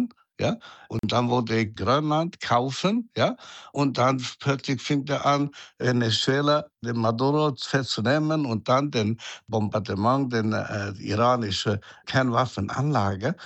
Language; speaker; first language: German; non-native, fluent; Chinese